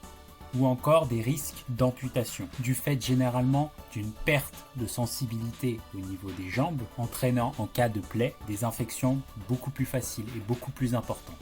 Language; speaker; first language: French; native; French